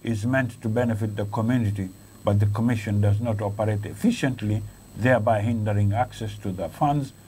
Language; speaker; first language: English; non-native, local second language; Swahili